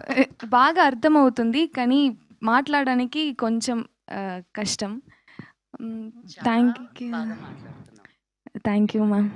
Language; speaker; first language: Telugu; non-native, learner; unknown